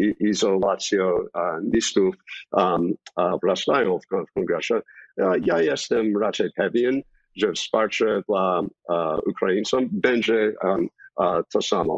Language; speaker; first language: Polish; non-native, fluent; English